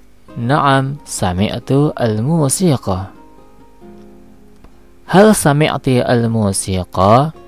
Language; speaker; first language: Arabic; non-native, local second language; Indonesian